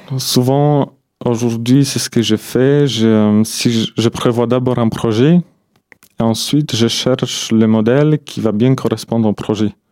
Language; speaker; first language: French; non-native, fluent; Polish